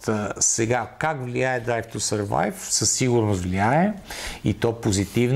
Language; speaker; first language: Bulgarian; native; Bulgarian